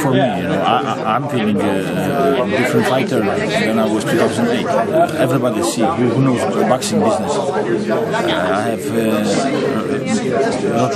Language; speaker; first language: English; non-native, learner; Polish